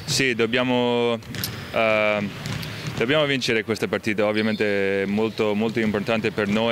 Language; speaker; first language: Italian; non-native, fluent; English